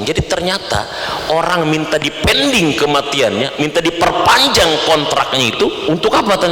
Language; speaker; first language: Indonesian; native; Indonesian